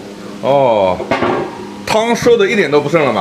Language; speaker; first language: Chinese; native; Chinese